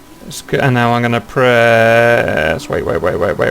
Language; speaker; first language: English; native; English